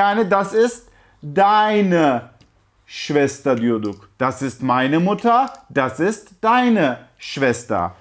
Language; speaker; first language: German; non-native, fluent; Turkish